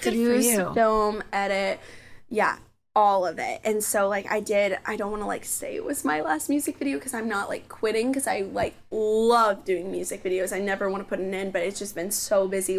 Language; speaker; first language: English; native; English